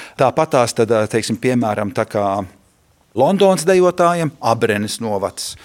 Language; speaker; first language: Latvian; early bilingual, heritage; Latvian